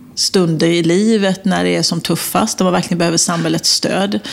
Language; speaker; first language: Swedish; native; Swedish